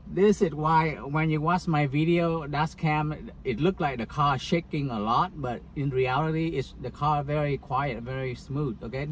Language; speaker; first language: English; non-native, fluent; Vietnamese